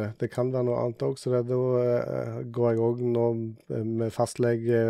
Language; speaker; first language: Norwegian; native; Norwegian